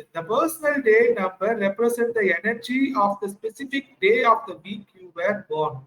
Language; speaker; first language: English; non-native, local second language; Tamil